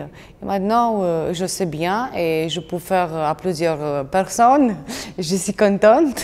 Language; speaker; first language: French; non-native, learner; Romanian